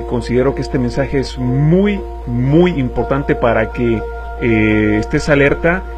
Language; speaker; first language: Spanish; native; Spanish